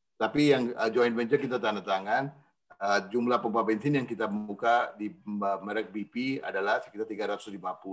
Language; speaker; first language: Indonesian; non-native, fluent; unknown